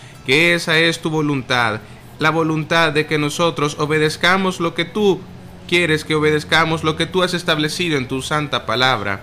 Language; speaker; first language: Spanish; native; Spanish